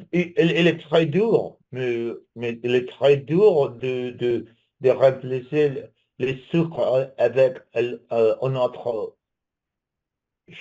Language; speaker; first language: French; non-native, learner; English